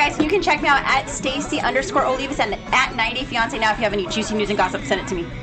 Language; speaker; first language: English; native; English